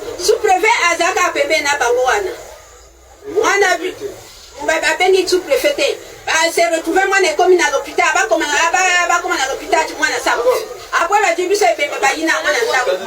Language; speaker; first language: Lingala; native; Lingala